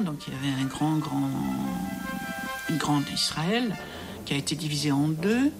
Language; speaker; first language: French; native; French